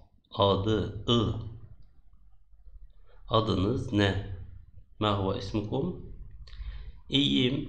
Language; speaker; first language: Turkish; non-native, fluent; Arabic